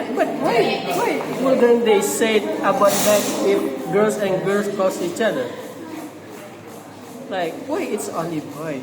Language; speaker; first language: English; non-native, learner; Indonesian